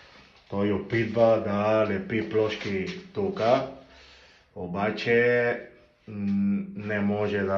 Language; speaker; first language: Bulgarian; non-native, learner; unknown